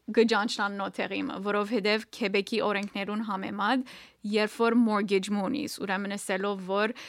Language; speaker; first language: Armenian; early bilingual, heritage; Armenian